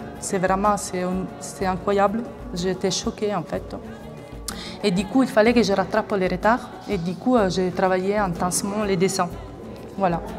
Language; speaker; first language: French; non-native, fluent; Italian